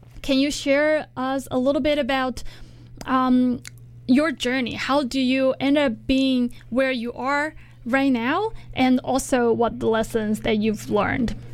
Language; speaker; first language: English; non-native, fluent; Chinese